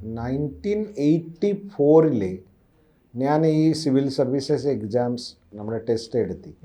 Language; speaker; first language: Malayalam; non-native, local second language; Odia